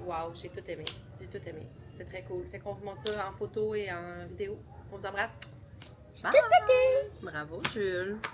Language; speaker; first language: French; native; French